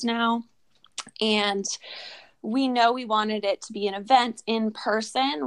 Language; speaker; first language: English; native; English